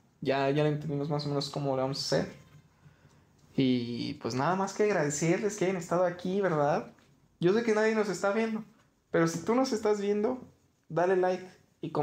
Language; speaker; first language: Spanish; native; Spanish